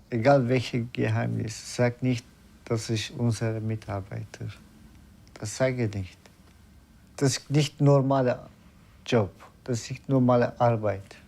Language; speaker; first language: German; non-native, learner; Turkish